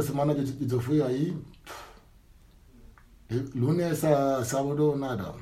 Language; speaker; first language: Spanish; non-native, learner; Wolof